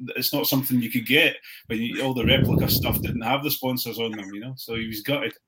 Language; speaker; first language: English; native; English